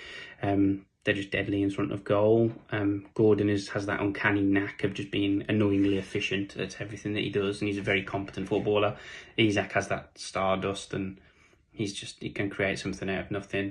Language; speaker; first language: English; native; English